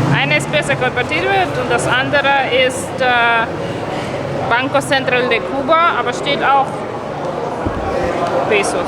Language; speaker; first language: German; non-native, fluent; Russian